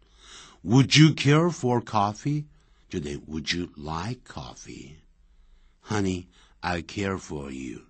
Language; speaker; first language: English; non-native, fluent; Chinese